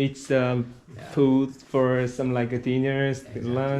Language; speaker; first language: English; non-native, learner; Korean